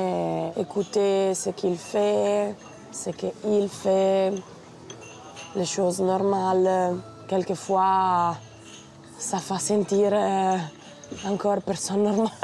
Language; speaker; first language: French; non-native, fluent; Italian